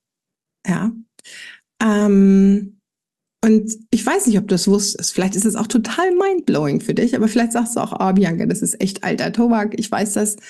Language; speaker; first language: German; native; German